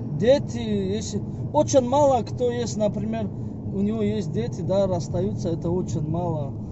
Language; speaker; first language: Russian; non-native, local second language; Tajik